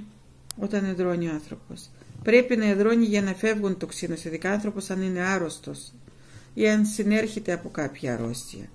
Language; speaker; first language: Greek; non-native, fluent; Russian